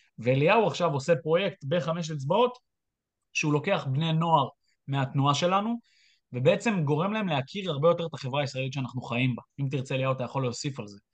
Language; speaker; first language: Hebrew; native; Hebrew